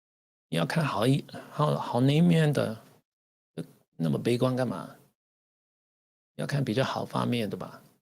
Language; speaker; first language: Chinese; non-native, learner; English